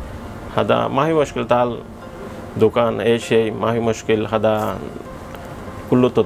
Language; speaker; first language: Arabic; non-native, learner; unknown